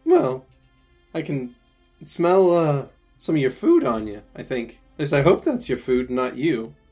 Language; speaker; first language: English; native; English